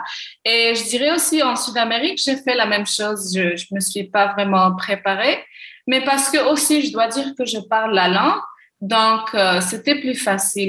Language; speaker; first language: French; non-native, local second language; Arabic